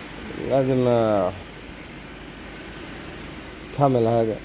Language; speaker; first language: Arabic; non-native, learner; Bangla